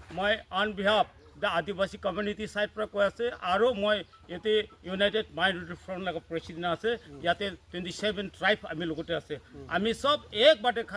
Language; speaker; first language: Assamese; non-native, local second language; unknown